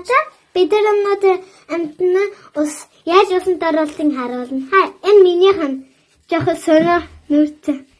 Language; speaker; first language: Mongolian; early bilingual, heritage; Mongolian